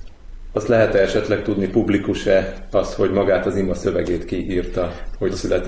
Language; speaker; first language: Hungarian; native; Hungarian